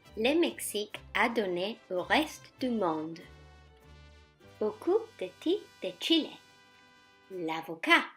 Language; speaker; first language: French; non-native, learner; Spanish